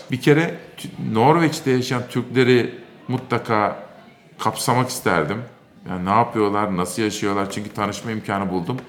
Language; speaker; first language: Turkish; native; Turkish